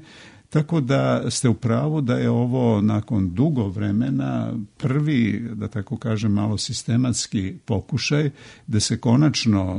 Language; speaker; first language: Serbian; native; Serbian